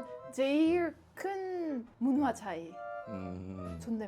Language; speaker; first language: Korean; non-native, learner; Dutch